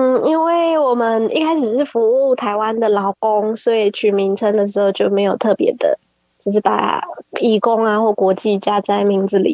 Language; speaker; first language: Chinese; native; Chinese